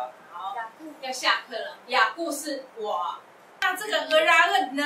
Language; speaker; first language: Chinese; non-native, local second language; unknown